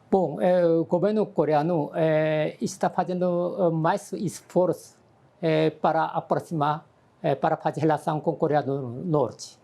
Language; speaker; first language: Portuguese; non-native, learner; Korean